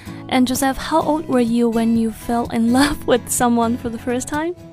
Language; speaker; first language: English; non-native, fluent; Chinese